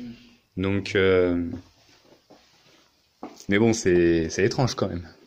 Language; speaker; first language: French; native; French